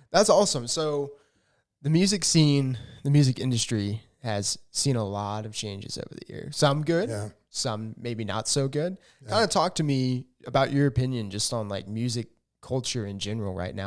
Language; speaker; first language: English; native; English